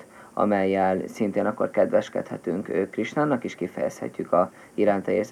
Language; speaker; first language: Hungarian; native; Hungarian